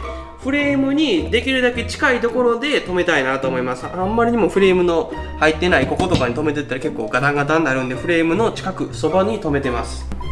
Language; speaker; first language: Japanese; native; Japanese